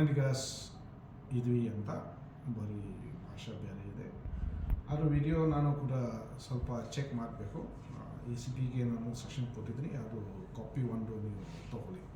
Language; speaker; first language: Kannada; non-native, fluent; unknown